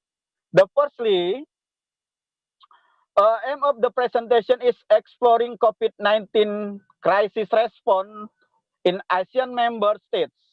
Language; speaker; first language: English; non-native, local second language; Indonesian